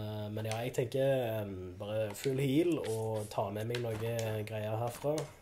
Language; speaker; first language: Norwegian; native; Norwegian